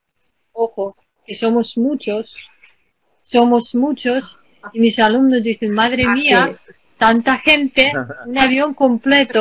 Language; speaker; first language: Spanish; non-native, fluent; Ukrainian